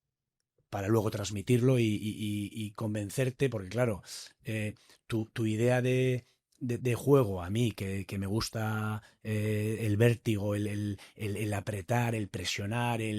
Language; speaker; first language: Spanish; native; Spanish